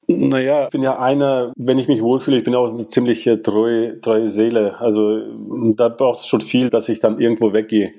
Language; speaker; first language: German; early bilingual, other home language; Russian